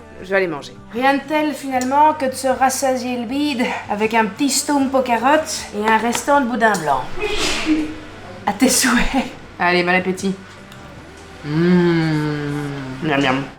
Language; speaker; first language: French; native; French